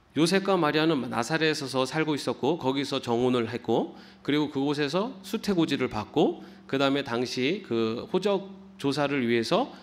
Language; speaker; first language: Korean; native; Korean